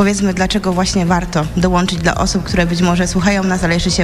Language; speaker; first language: Polish; native; Polish